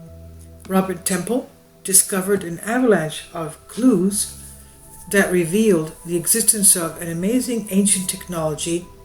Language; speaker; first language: English; non-native, fluent; Greek